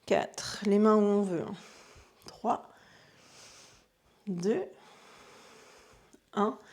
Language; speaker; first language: French; native; French